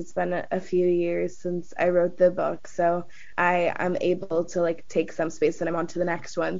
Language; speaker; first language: English; native; English